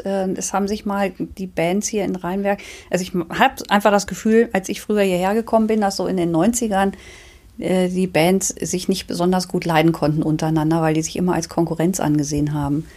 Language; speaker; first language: German; native; German